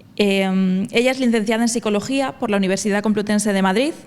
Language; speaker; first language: Spanish; native; Spanish